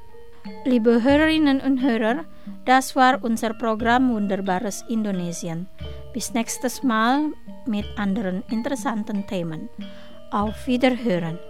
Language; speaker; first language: German; non-native, fluent; Indonesian